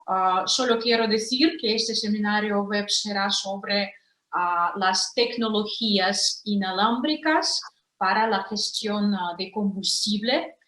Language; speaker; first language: Spanish; non-native, fluent; Russian